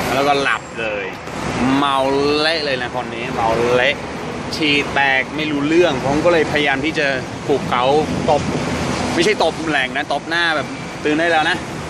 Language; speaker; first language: Thai; non-native, fluent; English